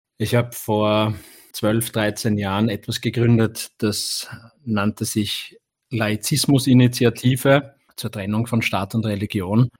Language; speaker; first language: German; native; German